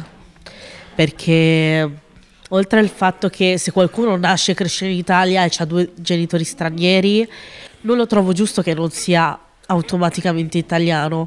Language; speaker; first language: Italian; early bilingual, other home language; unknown